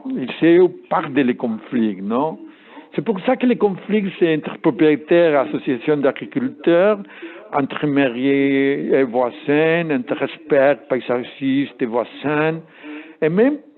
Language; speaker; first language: French; non-native, learner; Spanish